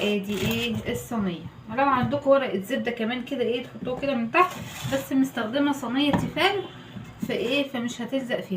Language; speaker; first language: Arabic; native; Arabic